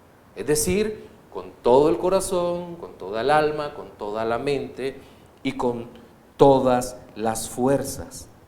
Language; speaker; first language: Spanish; native; Spanish